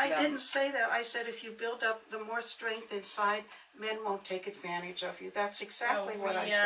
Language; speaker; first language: English; native; English